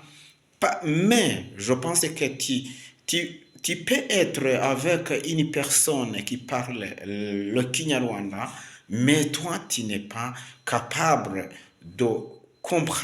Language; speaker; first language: French; non-native, local second language; Kinyarwanda